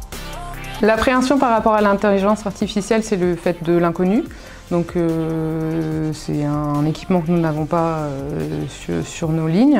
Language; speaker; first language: French; native; French